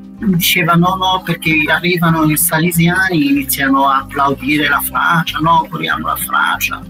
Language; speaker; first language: Italian; non-native, fluent; Arabic